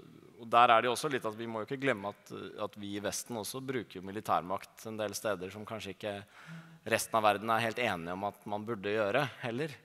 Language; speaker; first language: Norwegian; native; Norwegian